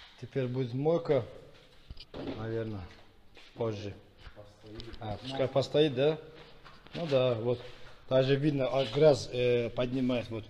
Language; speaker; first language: Russian; non-native, fluent; Azerbaijani